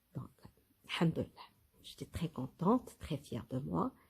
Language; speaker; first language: French; non-native, local second language; Arabic